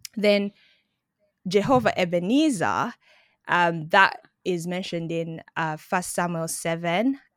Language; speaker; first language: English; non-native, local second language; Ganda